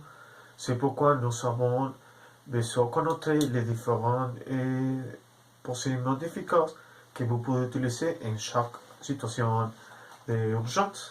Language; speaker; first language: French; non-native, learner; Spanish